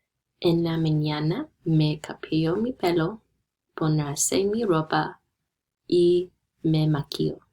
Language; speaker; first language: Spanish; non-native, learner; English